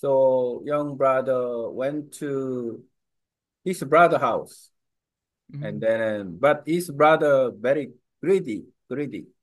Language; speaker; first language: English; non-native, learner; Korean